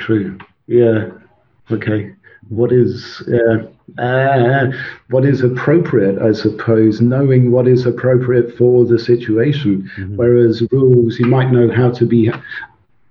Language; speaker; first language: English; non-native, local second language; Swedish